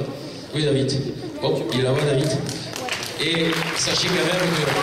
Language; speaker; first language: French; native; French